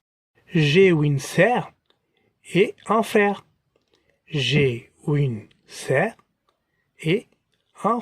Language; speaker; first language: French; non-native, fluent; Tamil